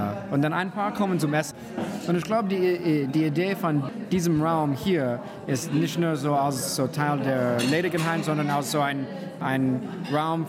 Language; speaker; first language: German; non-native, fluent; English